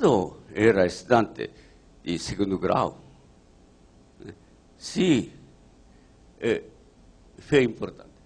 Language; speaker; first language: Portuguese; non-native, learner; Japanese